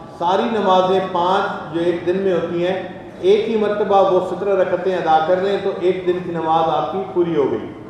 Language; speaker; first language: Urdu; non-native, local second language; Punjabi